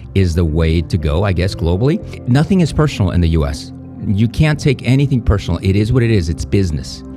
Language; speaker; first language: English; non-native, fluent; Spanish